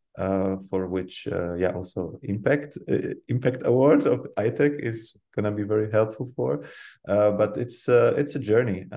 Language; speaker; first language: English; non-native, fluent; Polish